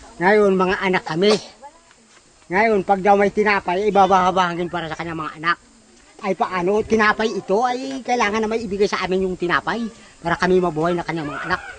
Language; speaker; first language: Filipino; non-native, local second language; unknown